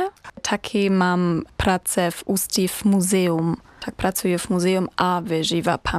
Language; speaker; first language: Czech; non-native, learner; German